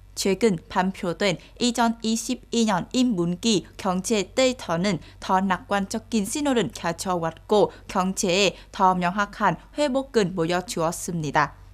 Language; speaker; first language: Korean; non-native, fluent; Vietnamese